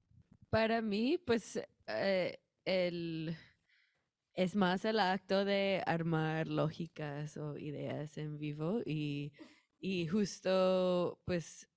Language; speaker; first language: Spanish; non-native, fluent; English